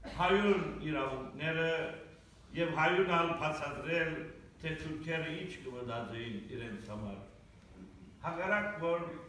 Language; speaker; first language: Armenian; early bilingual, heritage; Armenian